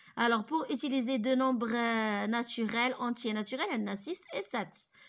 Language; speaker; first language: French; non-native, local second language; Arabic